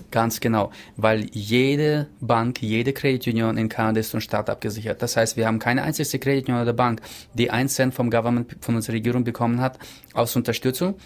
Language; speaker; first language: German; early bilingual, heritage; German